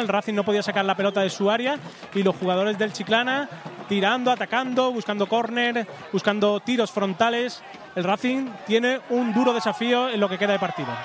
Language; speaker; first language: Spanish; native; Spanish